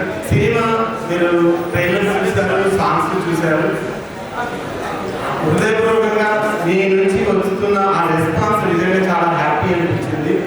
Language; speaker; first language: Telugu; native; Telugu